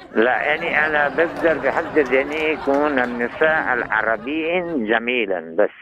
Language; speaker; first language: Arabic; non-native, learner; Bangla